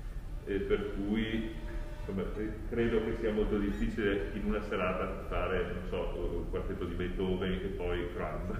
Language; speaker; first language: Italian; native; Italian